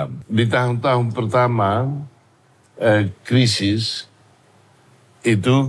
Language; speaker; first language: Indonesian; non-native, learner; Tetum